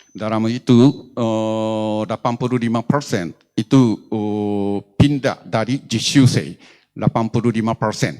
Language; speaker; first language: Indonesian; non-native, learner; Japanese